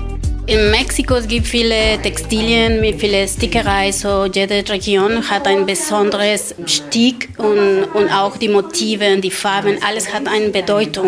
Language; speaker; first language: German; non-native, learner; Spanish